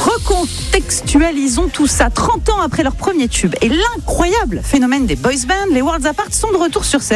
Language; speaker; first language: French; native; French